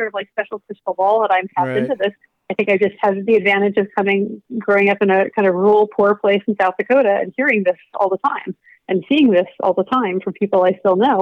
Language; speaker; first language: English; native; English